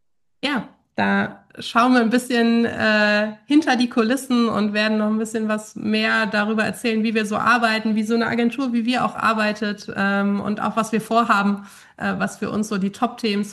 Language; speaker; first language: German; native; German